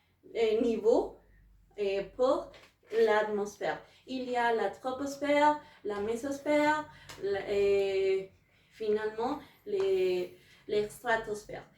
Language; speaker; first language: French; non-native, learner; Spanish